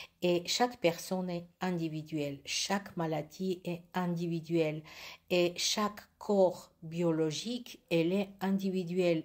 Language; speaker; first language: French; non-native, learner; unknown